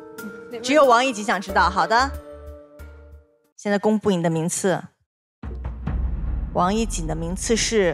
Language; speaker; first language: Chinese; native; Chinese